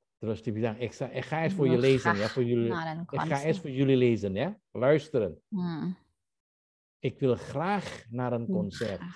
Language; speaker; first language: Dutch; non-native, learner; Indonesian